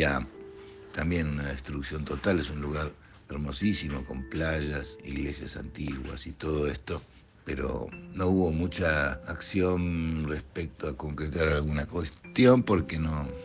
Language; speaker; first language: Spanish; native; Spanish